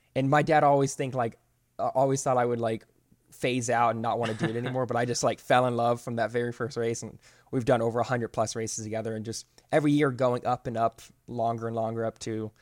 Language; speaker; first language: English; native; English